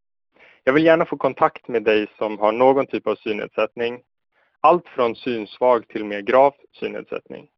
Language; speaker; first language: Swedish; native; Swedish